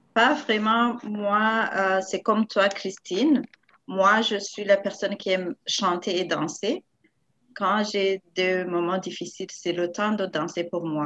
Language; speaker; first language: French; non-native, local second language; Rundi